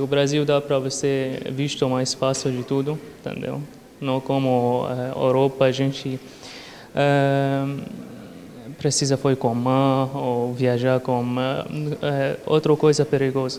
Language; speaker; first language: Portuguese; non-native, learner; Arabic